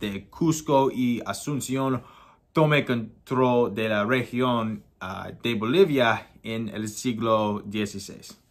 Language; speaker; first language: Spanish; non-native, learner; English